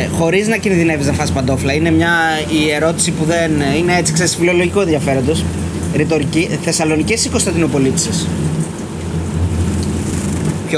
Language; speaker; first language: Greek; native; Greek